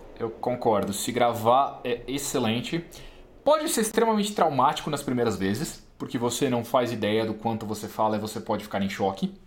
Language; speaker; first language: Portuguese; native; Portuguese